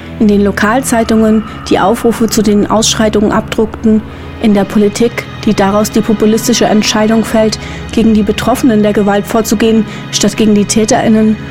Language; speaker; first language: German; native; German